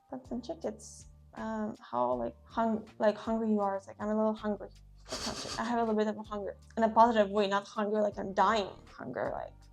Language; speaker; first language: English; native; English